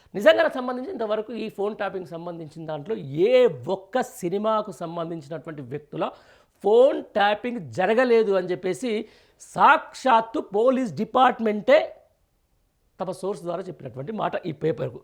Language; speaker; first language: Telugu; native; Telugu